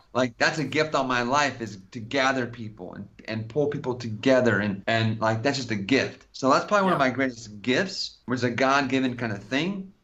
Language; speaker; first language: English; native; English